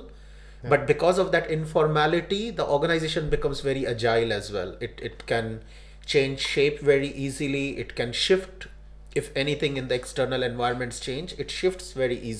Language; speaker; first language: English; non-native, local second language; Gujarati